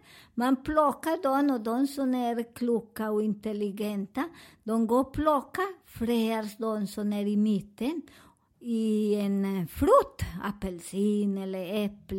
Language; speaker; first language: Swedish; non-native, learner; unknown